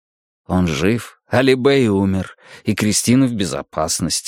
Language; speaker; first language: Russian; native; Russian